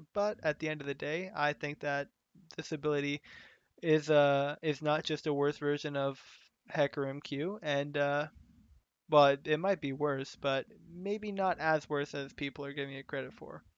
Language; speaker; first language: English; native; English